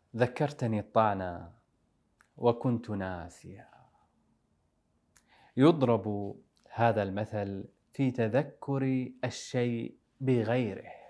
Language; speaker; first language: Arabic; native; Arabic